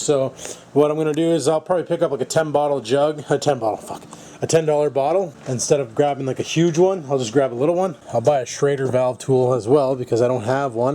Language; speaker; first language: English; native; English